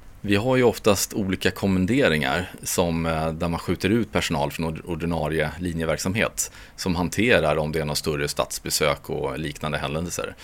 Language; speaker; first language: Swedish; native; Swedish